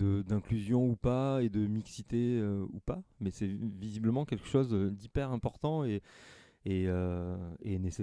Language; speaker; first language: French; native; French